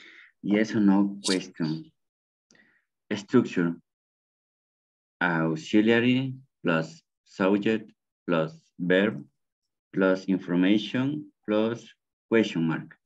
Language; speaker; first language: English; non-native, learner; Spanish